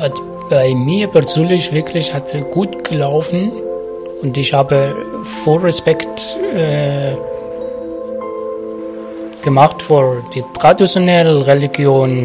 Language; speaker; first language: German; non-native, learner; Arabic